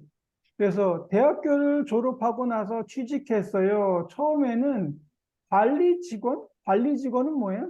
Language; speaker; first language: Korean; native; Korean